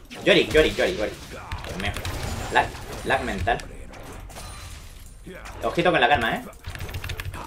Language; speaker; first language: Spanish; native; Spanish